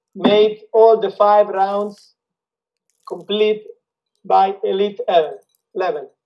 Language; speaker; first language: English; non-native, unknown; Italian